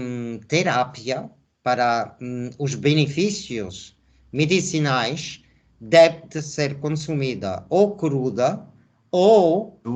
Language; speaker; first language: Portuguese; non-native, fluent; Spanish